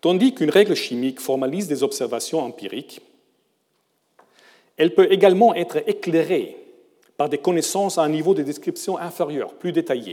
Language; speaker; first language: French; non-native, fluent; German